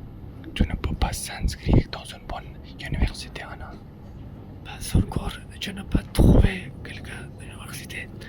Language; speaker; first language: French; non-native, learner; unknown